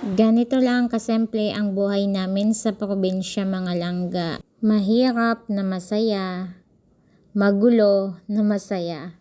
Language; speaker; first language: Filipino; non-native, local second language; Hiligaynon